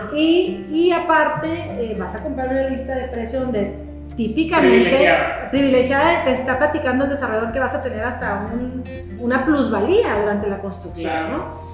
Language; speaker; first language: Spanish; early bilingual, heritage; Spanish